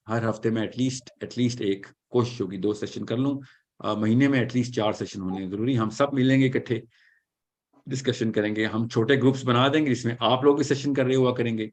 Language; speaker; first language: Urdu; native; Urdu